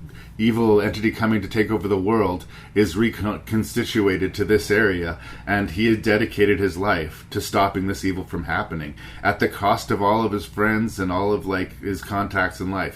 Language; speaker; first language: English; native; English